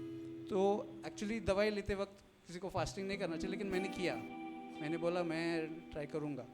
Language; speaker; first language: Hindi; non-native, local second language; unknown